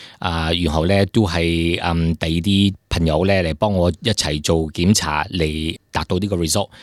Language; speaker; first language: Cantonese; early bilingual, heritage; Cantonese